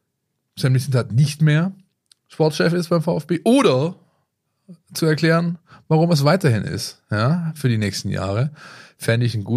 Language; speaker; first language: German; native; German